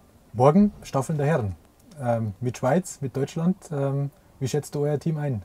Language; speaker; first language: German; native; German